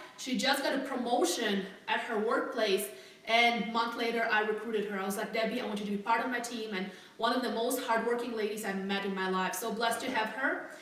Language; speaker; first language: English; non-native, fluent; Russian